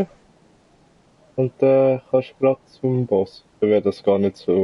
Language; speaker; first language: German; native; German